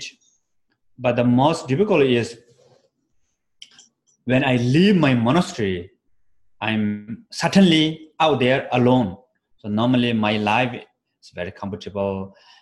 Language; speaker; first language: English; non-native, fluent; Tibetan